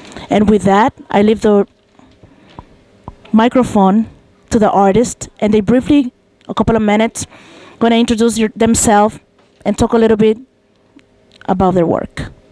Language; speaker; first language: English; non-native, fluent; Spanish